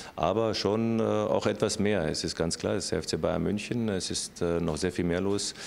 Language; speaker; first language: German; native; German